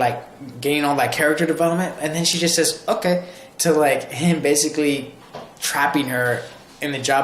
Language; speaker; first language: English; native; English